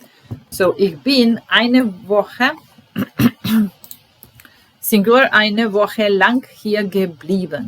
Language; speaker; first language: German; non-native, fluent; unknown